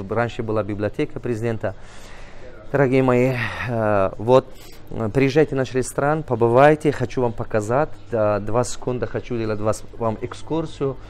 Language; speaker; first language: Russian; non-native, local second language; Tajik